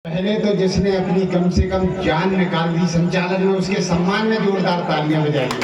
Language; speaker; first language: Hindi; native; Hindi